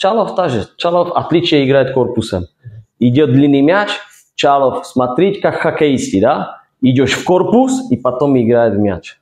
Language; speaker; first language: Russian; non-native, fluent; Czech